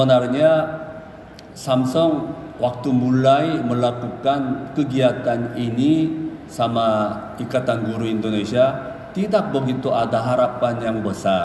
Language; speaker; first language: Indonesian; non-native, fluent; Korean